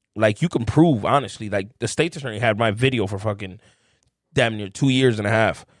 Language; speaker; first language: English; native; English